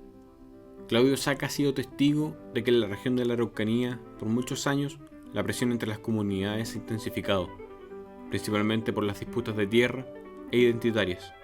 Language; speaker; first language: Spanish; native; Spanish